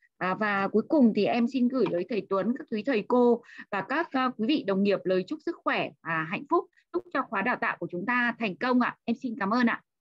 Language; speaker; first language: Vietnamese; native; Vietnamese